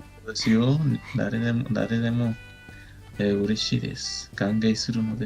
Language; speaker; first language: Japanese; non-native, learner; Spanish